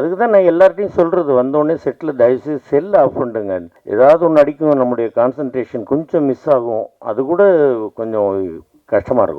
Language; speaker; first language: Tamil; native; Tamil